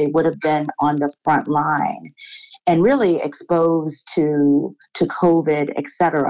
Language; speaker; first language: English; native; English